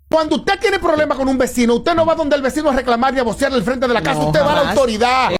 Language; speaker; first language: Spanish; native; Spanish